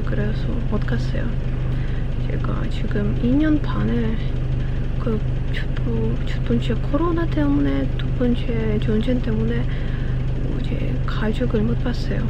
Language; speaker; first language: Korean; non-native, fluent; Ukrainian